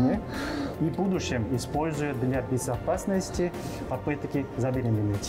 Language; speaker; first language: Russian; non-native, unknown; Korean